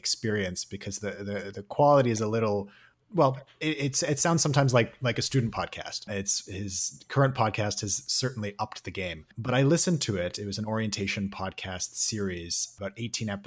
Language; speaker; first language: English; native; English